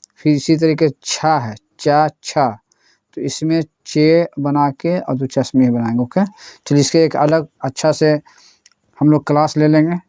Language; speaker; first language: Hindi; native; Hindi